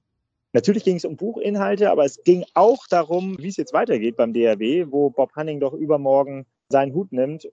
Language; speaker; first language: German; native; German